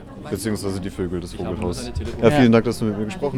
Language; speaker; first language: German; native; German